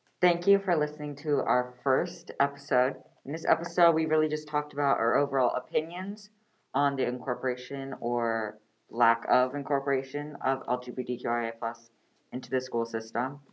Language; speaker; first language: English; native; English